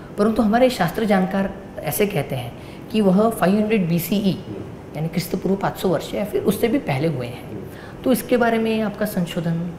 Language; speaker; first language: Hindi; non-native, local second language; Marathi